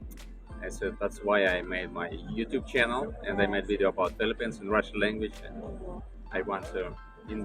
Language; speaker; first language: English; non-native, learner; Russian